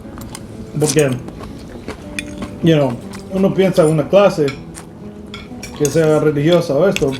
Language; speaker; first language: Spanish; early bilingual, heritage; English